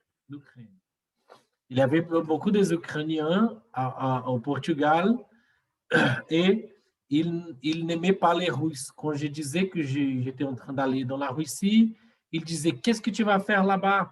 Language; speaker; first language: French; non-native, learner; Portuguese